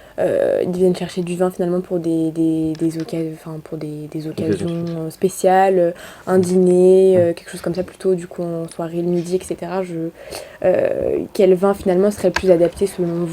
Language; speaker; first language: French; native; French